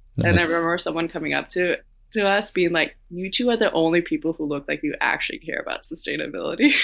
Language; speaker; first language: English; non-native, fluent; Danish